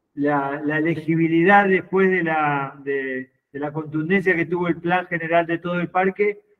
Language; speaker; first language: Spanish; native; Spanish